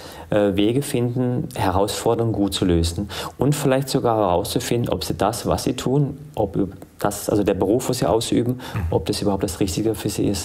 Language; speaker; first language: German; early bilingual, other home language; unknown